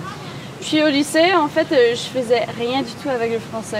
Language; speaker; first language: French; non-native, local second language; English